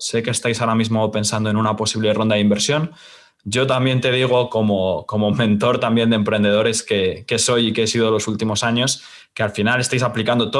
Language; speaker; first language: Spanish; native; Spanish